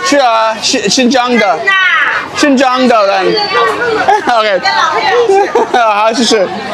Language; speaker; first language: Chinese; non-native, learner; English